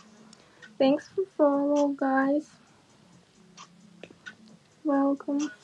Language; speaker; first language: English; non-native, learner; Russian